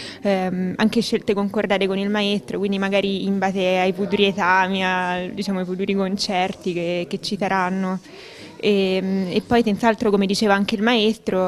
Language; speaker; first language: Italian; native; Italian